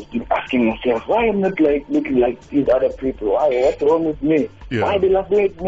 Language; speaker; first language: English; non-native, local second language; Xhosa